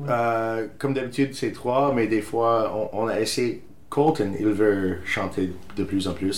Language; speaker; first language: French; non-native, fluent; English